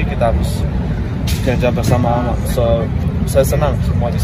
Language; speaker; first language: Indonesian; non-native, fluent; Dutch